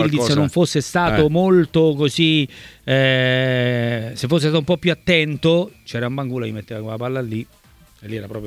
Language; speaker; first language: Italian; native; Italian